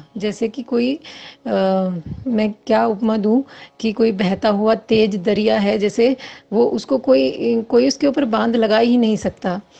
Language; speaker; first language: Hindi; native; Hindi